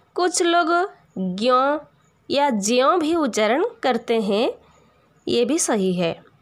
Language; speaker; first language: Hindi; non-native, local second language; Odia